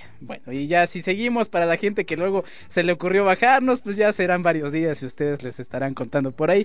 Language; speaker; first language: Spanish; native; Spanish